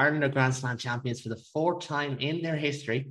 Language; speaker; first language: English; native; English